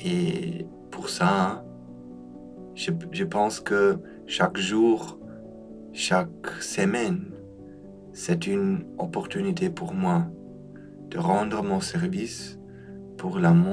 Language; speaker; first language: French; non-native, fluent; German